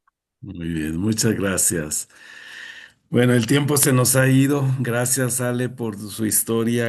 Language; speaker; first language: Spanish; native; Spanish